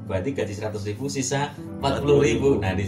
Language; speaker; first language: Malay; non-native, local second language; Javanese